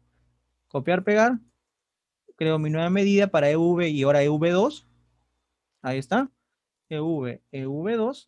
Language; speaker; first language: Spanish; native; Spanish